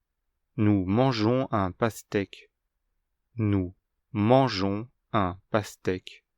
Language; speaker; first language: French; non-native, fluent; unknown